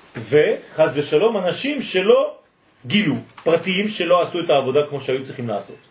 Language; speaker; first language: Hebrew; non-native, fluent; French